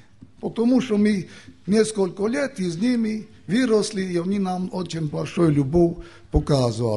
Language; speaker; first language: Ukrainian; non-native, local second language; Romany